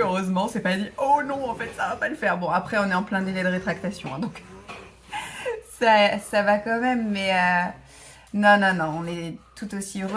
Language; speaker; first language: French; native; French